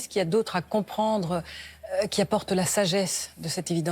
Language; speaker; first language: French; native; French